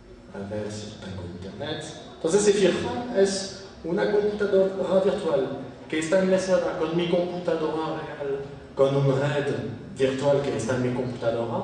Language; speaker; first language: Spanish; non-native, fluent; French